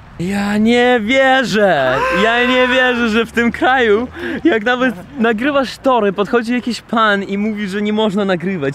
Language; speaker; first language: Polish; non-native, fluent; Russian